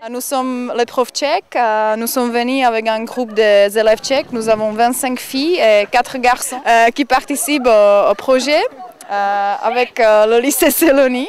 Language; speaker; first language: French; non-native, fluent; Czech